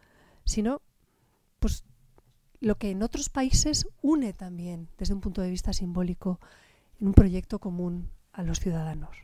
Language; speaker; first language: Spanish; native; Spanish